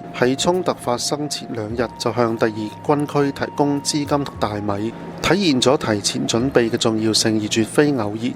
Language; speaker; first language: Cantonese; non-native, fluent; Thai